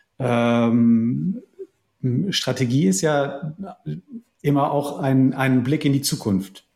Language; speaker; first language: German; native; German